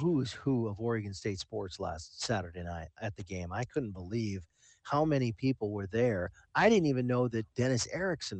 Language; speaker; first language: English; native; English